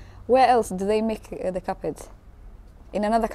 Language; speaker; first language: English; non-native, fluent; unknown